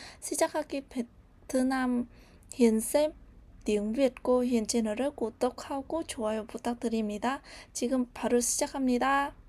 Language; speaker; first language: Korean; non-native, learner; Vietnamese